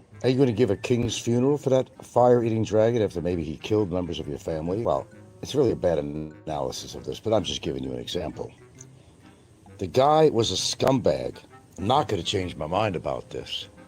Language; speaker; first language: English; native; English